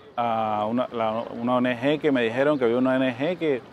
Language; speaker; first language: Spanish; native; Spanish